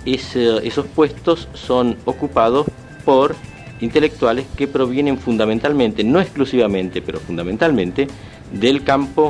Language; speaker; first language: Spanish; native; Spanish